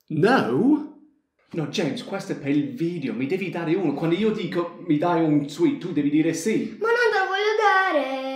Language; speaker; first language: Italian; non-native, fluent; English